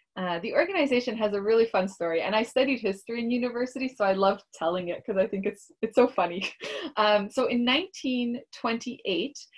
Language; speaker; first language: English; native; English